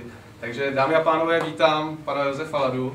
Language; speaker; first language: Czech; native; Czech